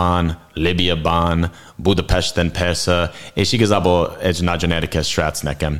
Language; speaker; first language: Hungarian; non-native, learner; English